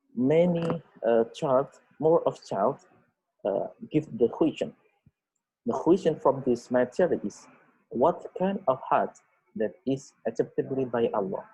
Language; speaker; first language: English; non-native, learner; Indonesian